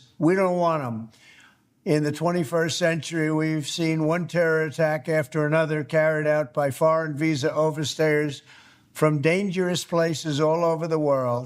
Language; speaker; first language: English; native; English